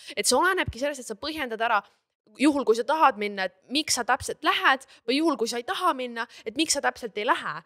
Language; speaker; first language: Estonian; native; Estonian